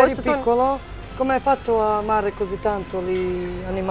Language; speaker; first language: Italian; non-native, learner; Serbian